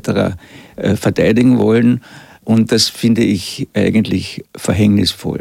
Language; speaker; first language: German; native; German